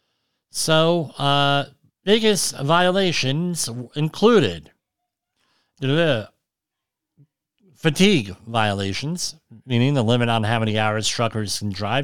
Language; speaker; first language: English; native; English